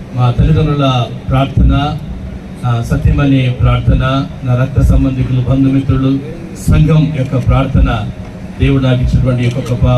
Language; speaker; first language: Telugu; native; Telugu